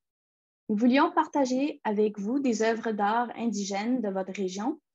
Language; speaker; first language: French; native; French